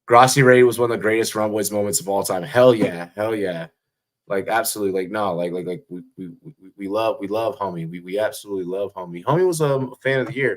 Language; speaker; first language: English; native; English